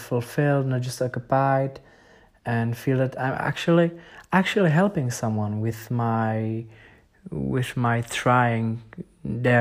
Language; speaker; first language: English; non-native, fluent; Czech